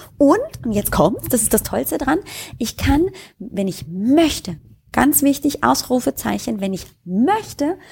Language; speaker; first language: German; native; German